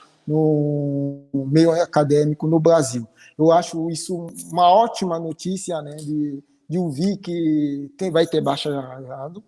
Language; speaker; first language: Portuguese; non-native, fluent; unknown